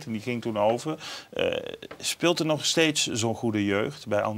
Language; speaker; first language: Dutch; native; Dutch